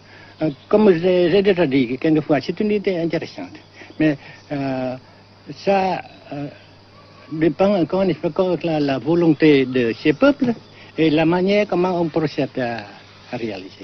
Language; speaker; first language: French; non-native, fluent; Vietnamese